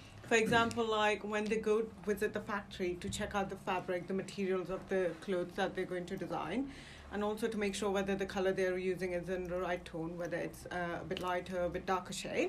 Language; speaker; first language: English; native; English